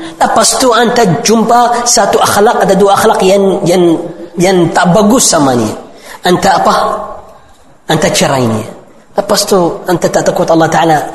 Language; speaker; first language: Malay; non-native, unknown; Arabic